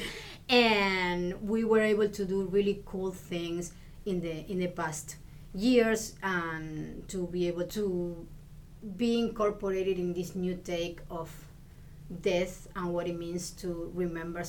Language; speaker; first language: English; non-native, fluent; Spanish